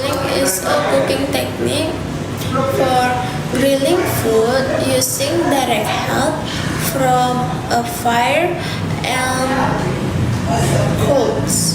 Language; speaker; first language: English; non-native, learner; Indonesian